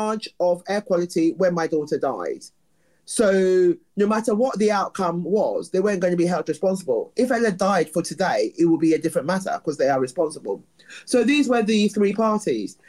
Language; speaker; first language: English; native; English